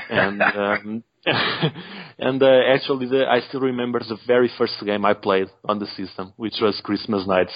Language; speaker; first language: English; non-native, fluent; Portuguese